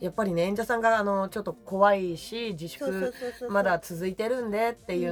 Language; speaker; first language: Japanese; native; Japanese